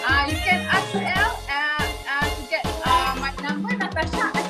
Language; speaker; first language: English; non-native, local second language; Malay